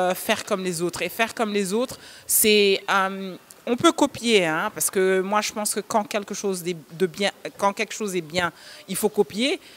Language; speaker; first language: French; non-native, local second language; Wolof